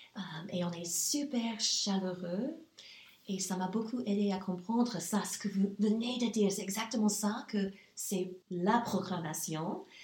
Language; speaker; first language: French; non-native, fluent; English